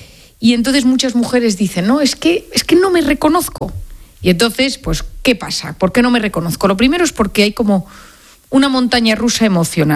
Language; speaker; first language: Spanish; native; Spanish